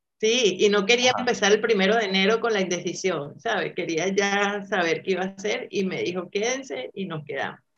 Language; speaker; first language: Spanish; native; Spanish